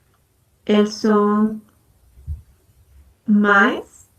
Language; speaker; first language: French; non-native, learner; Spanish